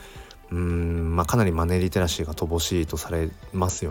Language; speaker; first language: Japanese; native; Japanese